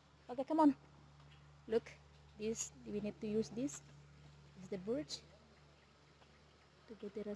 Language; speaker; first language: English; non-native, learner; Indonesian